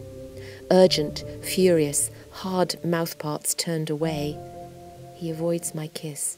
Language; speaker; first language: English; native; English